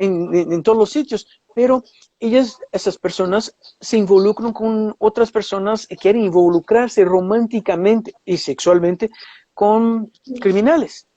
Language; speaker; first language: Spanish; non-native, fluent; Portuguese